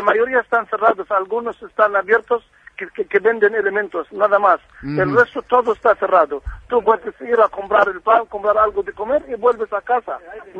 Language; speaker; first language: Spanish; non-native, fluent; Arabic